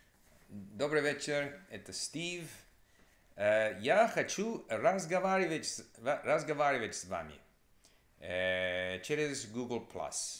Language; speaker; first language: Russian; non-native, learner; English